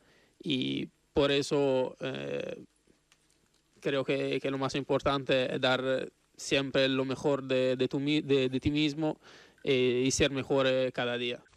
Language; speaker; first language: Spanish; non-native, fluent; Italian